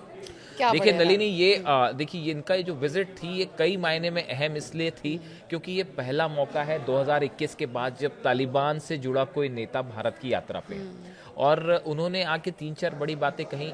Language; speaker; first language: Hindi; native; Hindi